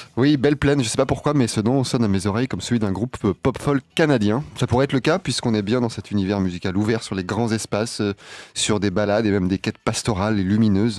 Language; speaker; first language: French; native; French